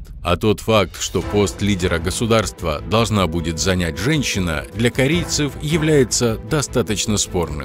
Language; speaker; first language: Russian; native; Russian